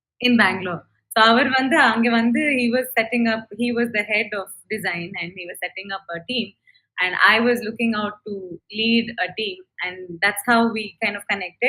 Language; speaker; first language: English; non-native, local second language; Tamil